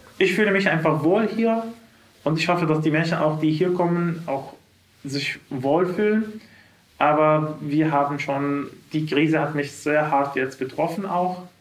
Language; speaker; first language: German; non-native, fluent; Arabic